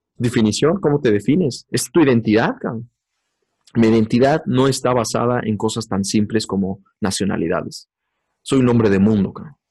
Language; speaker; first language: Spanish; native; Spanish